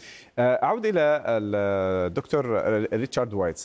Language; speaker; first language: Arabic; native; Arabic